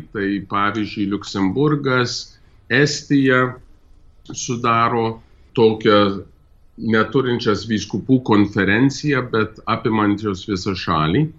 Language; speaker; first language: Lithuanian; early bilingual, heritage; Lithuanian